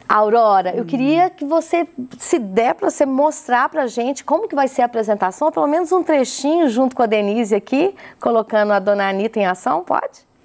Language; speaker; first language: Portuguese; native; Portuguese